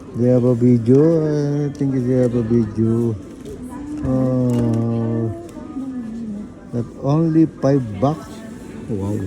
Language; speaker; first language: English; non-native, learner; Bikol